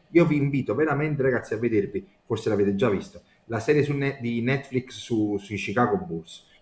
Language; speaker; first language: Italian; native; Italian